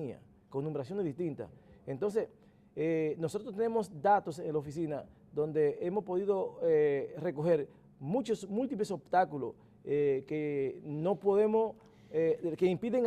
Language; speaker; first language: Spanish; native; Spanish